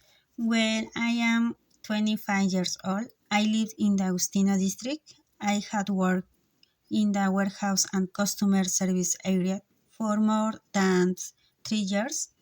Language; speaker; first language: English; non-native, learner; Spanish